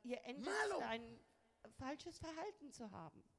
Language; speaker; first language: German; non-native, fluent; Spanish